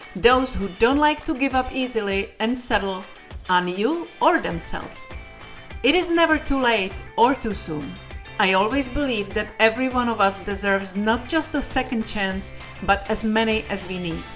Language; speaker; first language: English; non-native, fluent; Czech